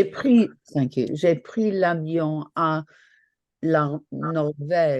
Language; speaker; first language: French; non-native, learner; English